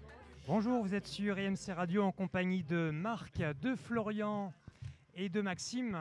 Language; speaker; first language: French; native; French